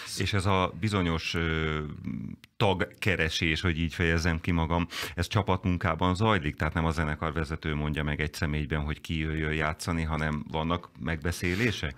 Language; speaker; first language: Hungarian; native; Hungarian